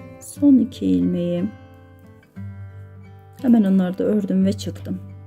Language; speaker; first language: Turkish; native; Turkish